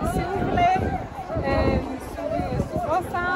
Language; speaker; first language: French; non-native, learner; Haitian Creole